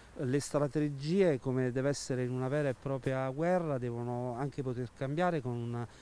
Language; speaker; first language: Italian; native; Italian